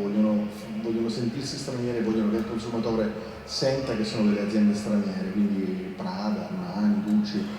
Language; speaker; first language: Italian; native; Italian